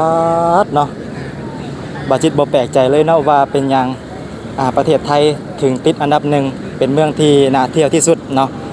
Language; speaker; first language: Thai; non-native, local second language; Northeastern Thai